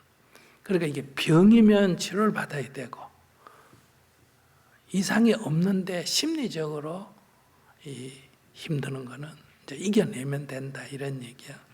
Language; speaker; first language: Korean; native; Korean